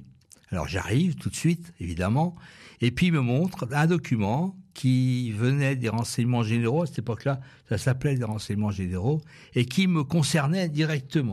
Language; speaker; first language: French; native; French